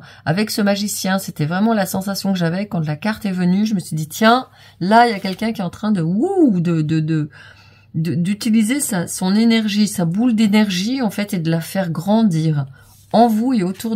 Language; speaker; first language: French; native; French